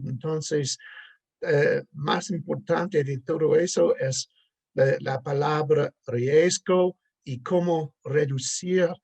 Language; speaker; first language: Spanish; non-native, fluent; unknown